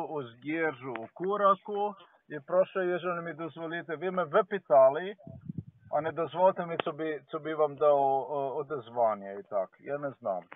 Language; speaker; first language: Polish; non-native, learner; Slovenian